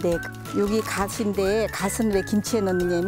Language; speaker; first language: Korean; native; Korean